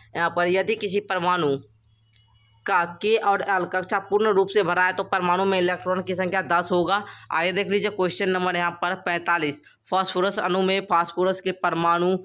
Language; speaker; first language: Hindi; native; Hindi